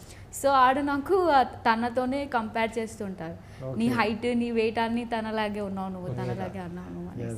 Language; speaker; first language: Telugu; non-native, learner; Odia